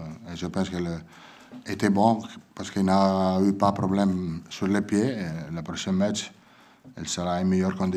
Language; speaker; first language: French; non-native, learner; Italian